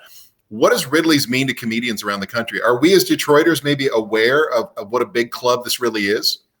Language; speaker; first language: English; native; English